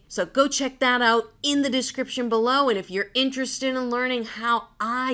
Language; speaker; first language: English; native; English